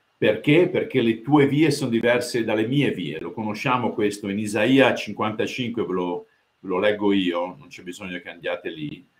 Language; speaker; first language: Italian; early bilingual, heritage; Italian